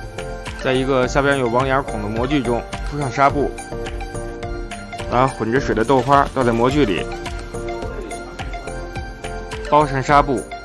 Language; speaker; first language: Chinese; native; Chinese